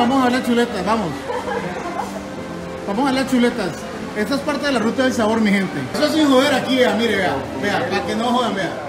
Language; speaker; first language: Spanish; native; Spanish